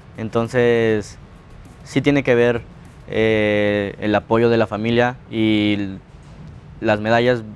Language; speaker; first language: Spanish; native; Spanish